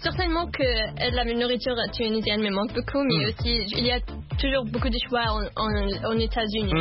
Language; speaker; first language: French; non-native, learner; Arabic